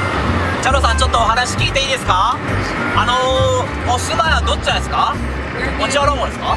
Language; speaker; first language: Japanese; native; Japanese